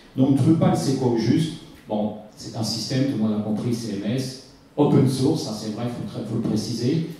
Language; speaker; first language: French; native; French